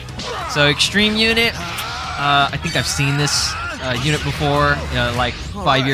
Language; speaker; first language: English; native; English